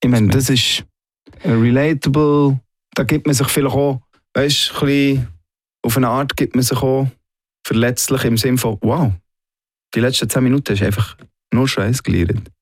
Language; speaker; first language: German; native; German